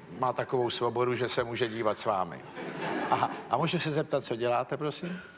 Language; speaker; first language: Czech; native; Czech